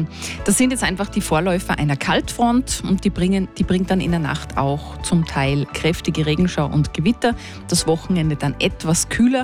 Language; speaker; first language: German; native; German